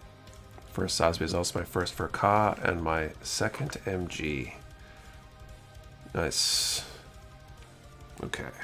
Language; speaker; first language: English; native; English